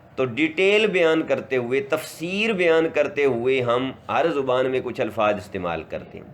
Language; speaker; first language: Urdu; non-native, local second language; Punjabi